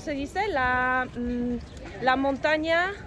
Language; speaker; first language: Spanish; non-native, fluent; Polish